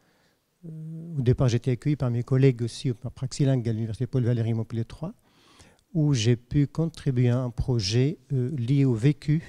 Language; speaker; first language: French; non-native, fluent; Arabic